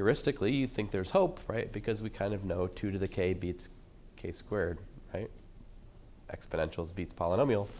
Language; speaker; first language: English; native; English